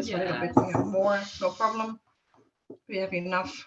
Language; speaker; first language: English; non-native, learner; Dutch